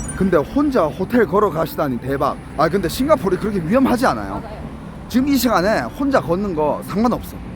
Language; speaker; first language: Korean; native; Korean